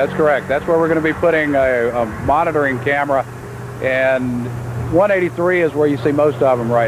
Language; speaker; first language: English; native; English